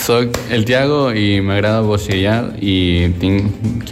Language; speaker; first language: Catalan; non-native, learner; Spanish